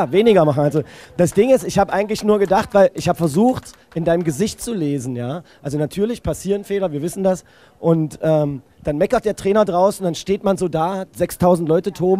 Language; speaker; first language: German; native; German